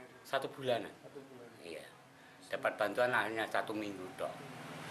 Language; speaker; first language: Indonesian; non-native, local second language; Javanese